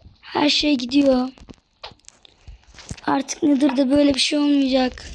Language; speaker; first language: Turkish; native; Turkish